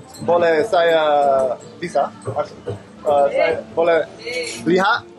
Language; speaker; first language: Indonesian; non-native, learner; English